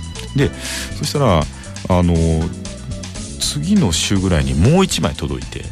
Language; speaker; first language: Japanese; native; Japanese